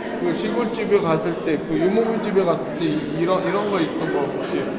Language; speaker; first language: Korean; non-native, fluent; Mongolian